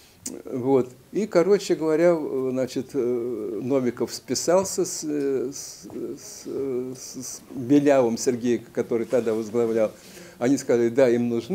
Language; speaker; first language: Russian; native; Russian